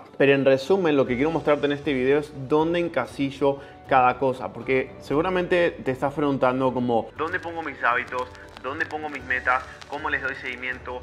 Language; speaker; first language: Spanish; native; Spanish